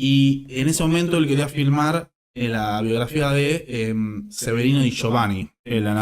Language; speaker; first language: Spanish; native; Spanish